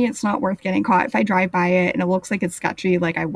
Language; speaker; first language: English; native; English